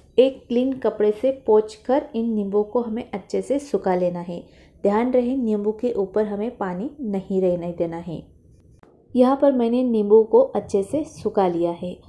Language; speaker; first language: Hindi; non-native, local second language; Marathi